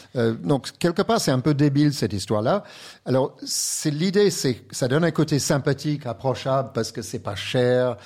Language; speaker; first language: French; native; French